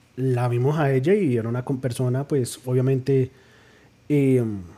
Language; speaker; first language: Spanish; early bilingual, heritage; Spanish